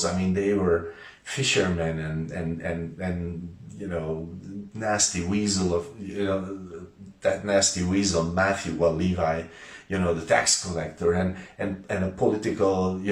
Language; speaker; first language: English; non-native, fluent; Hungarian